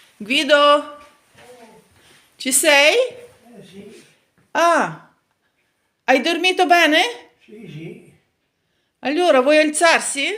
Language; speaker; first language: Italian; non-native, learner; Ukrainian